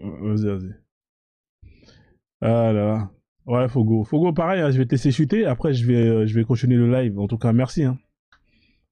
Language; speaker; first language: French; native; French